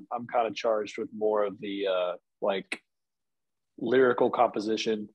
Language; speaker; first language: English; native; English